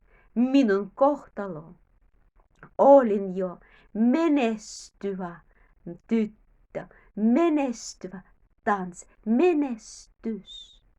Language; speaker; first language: Finnish; non-native, learner; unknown